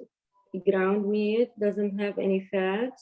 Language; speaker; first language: English; non-native, learner; Arabic